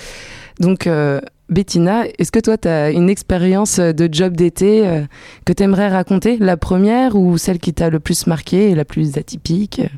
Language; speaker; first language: French; native; French